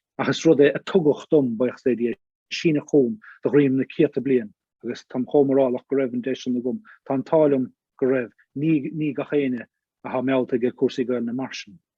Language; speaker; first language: Irish; native; Irish